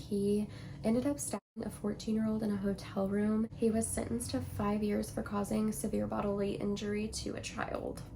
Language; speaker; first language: English; native; English